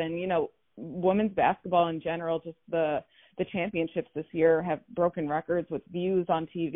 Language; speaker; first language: English; native; English